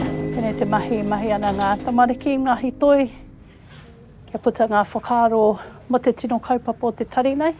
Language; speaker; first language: Māori; non-native, local second language; English